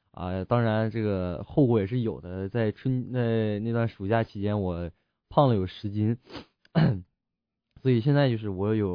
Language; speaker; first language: Chinese; native; Chinese